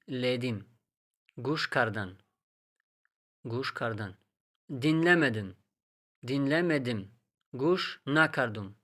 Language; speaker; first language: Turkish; non-native, fluent; Tajik